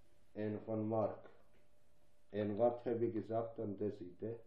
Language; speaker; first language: Dutch; non-native, local second language; Albanian